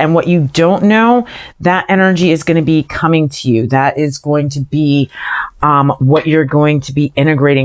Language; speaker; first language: English; native; English